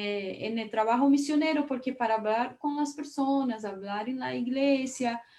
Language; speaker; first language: Spanish; non-native, fluent; Portuguese